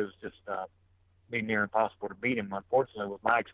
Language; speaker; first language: English; native; English